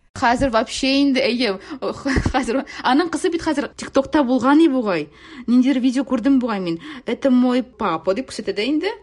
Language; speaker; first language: Tatar; native; Tatar